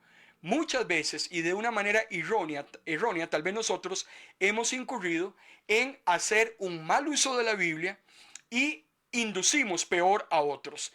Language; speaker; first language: Spanish; native; Spanish